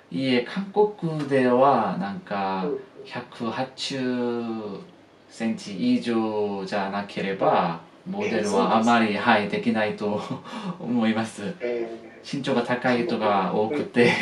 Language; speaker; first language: Japanese; non-native, fluent; Korean